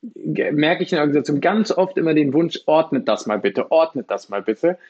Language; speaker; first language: German; native; German